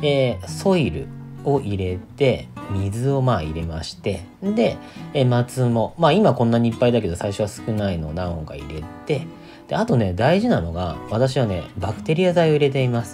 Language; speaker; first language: Japanese; native; Japanese